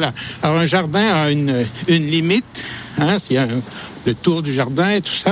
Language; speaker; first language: French; native; French